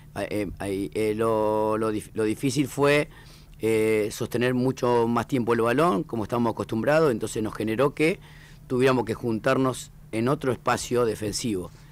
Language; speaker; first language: Spanish; native; Spanish